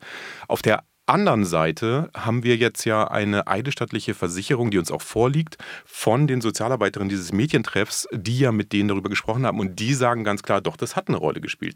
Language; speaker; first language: German; native; German